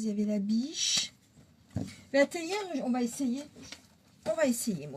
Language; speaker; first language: French; native; French